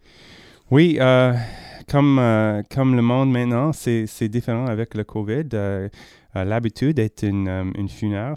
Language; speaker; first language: French; non-native, learner; English